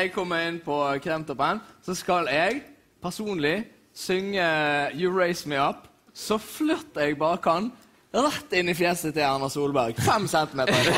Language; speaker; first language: Norwegian; native; Norwegian